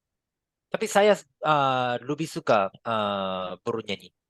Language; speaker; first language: Indonesian; non-native, learner; Japanese